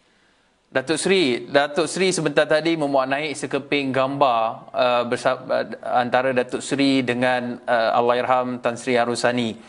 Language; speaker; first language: Malay; native; Malay